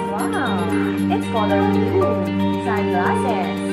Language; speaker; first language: English; non-native, local second language; Filipino